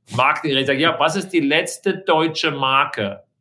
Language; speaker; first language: German; native; German